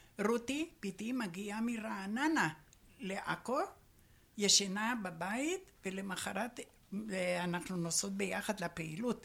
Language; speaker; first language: Hebrew; non-native, fluent; Romanian